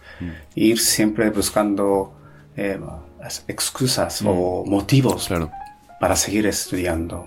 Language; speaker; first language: Spanish; non-native, fluent; Japanese